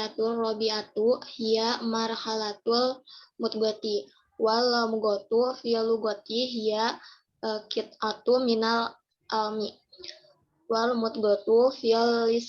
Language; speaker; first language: Arabic; non-native, learner; Indonesian